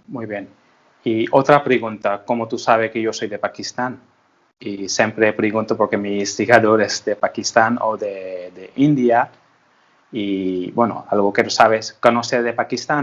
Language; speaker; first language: Spanish; non-native, learner; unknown